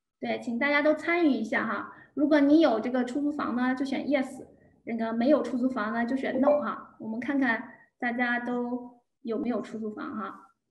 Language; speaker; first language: Chinese; native; Chinese